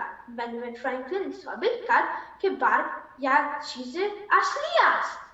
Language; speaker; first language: Persian; early bilingual, heritage; Persian